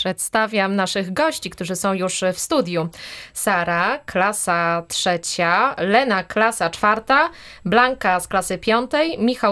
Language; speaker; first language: Polish; native; Polish